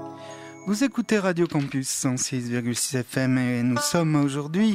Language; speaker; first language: French; native; French